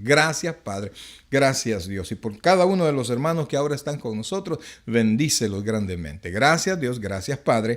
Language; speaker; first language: Spanish; native; Spanish